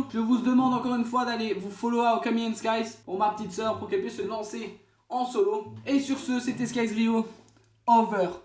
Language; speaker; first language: French; native; French